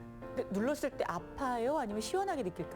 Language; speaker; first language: Korean; native; Korean